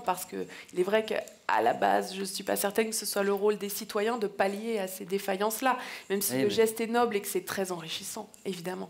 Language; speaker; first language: French; native; French